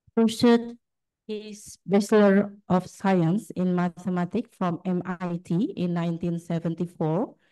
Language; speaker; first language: English; non-native, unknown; Indonesian